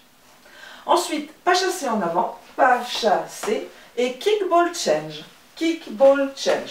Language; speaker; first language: French; native; French